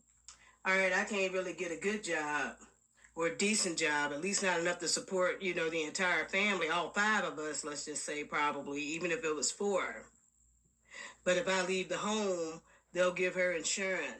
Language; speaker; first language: English; native; English